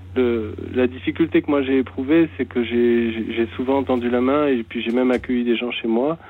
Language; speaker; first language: French; native; French